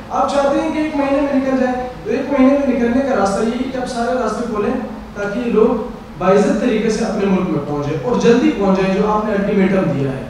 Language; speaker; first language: Urdu; non-native, local second language; Pashto